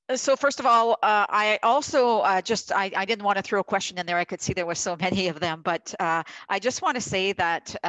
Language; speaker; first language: English; native; English